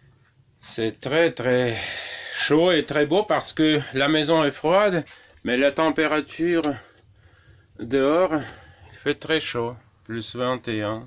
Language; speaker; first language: French; non-native, fluent; Russian